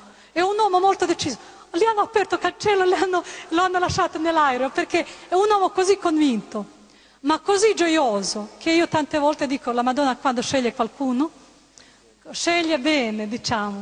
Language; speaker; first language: Italian; non-native, fluent; Croatian